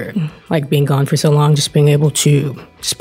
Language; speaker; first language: English; native; English